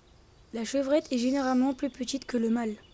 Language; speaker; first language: French; native; French